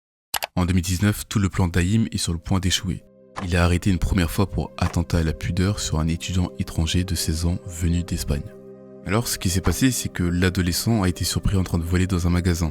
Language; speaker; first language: French; native; French